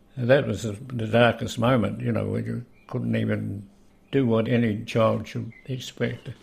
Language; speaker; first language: English; native; English